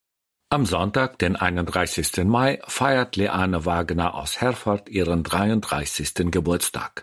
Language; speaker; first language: German; native; German